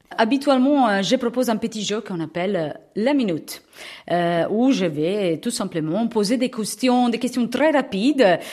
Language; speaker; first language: French; non-native, fluent; Italian